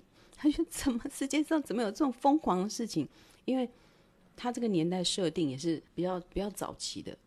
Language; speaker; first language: Chinese; non-native, local second language; Min Nan Chinese